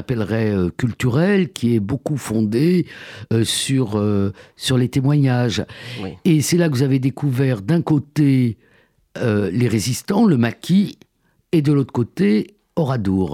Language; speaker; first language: French; native; French